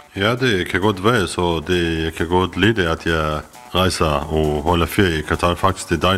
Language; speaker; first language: Danish; non-native, learner; Kurdish